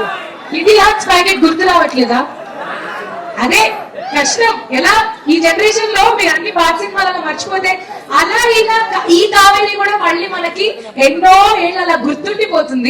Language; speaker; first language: Telugu; native; Telugu